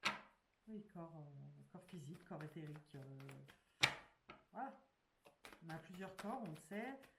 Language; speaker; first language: French; native; French